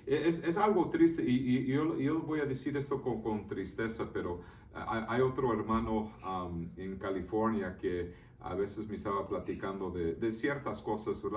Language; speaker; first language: Spanish; early bilingual, heritage; Spanish